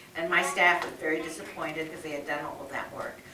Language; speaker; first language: English; native; English